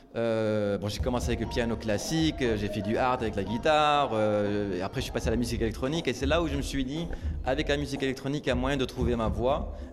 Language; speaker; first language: French; non-native, local second language; Arabic